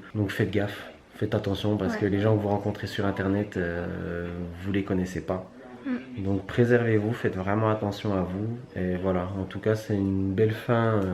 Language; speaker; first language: French; native; French